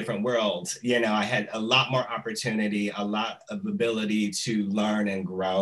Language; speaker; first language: English; native; English